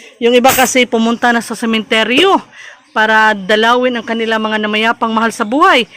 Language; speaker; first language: Filipino; non-native, local second language; Cebuano